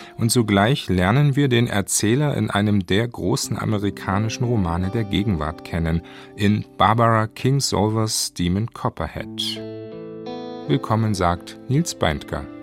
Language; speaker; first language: German; native; German